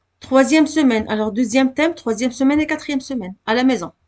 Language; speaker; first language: French; non-native, local second language; Arabic